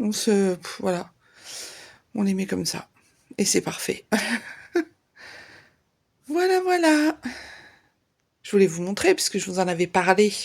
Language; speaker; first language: French; native; French